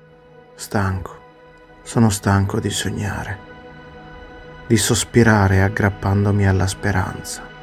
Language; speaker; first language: Italian; native; Italian